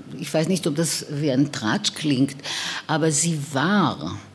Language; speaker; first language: German; non-native, fluent; Hebrew